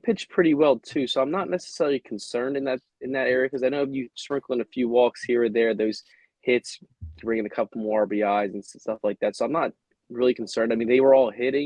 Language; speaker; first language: English; native; English